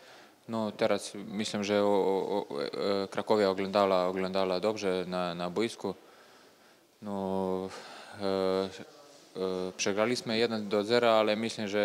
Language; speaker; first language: Polish; non-native, learner; Serbian